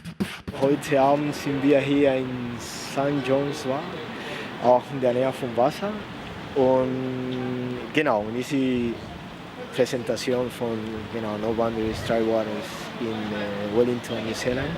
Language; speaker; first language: German; non-native, fluent; Spanish